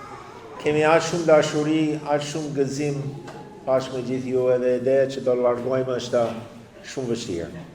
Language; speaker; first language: Albanian; non-native, fluent; English